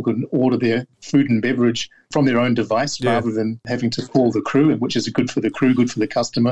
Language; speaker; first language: English; native; English